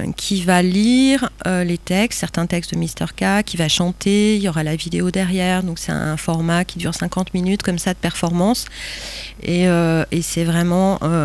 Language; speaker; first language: French; native; French